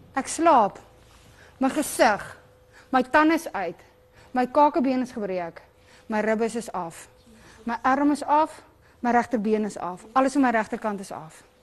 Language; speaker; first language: Afrikaans; non-native, local second language; English